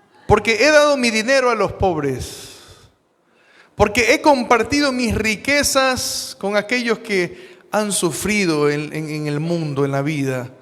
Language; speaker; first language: Spanish; native; Spanish